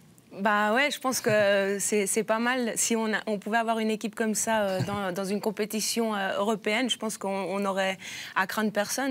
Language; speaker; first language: French; native; French